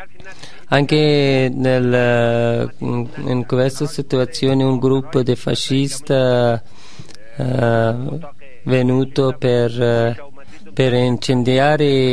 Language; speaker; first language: Italian; non-native, learner; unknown